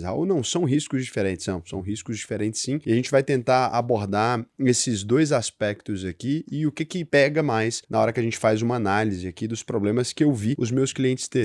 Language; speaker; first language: Portuguese; native; Portuguese